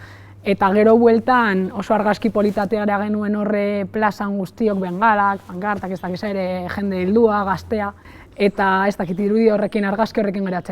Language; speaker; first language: Basque; non-native, local second language; Spanish